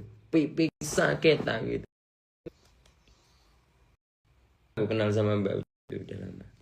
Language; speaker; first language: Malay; non-native, local second language; Javanese